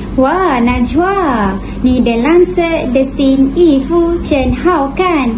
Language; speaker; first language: Chinese; non-native, learner; Malay